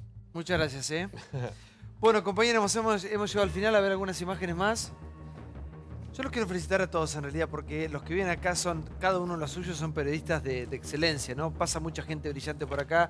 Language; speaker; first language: Spanish; native; Spanish